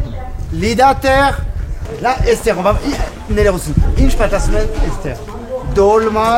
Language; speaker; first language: Armenian; non-native, learner; French